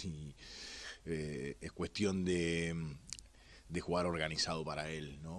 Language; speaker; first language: Spanish; native; Spanish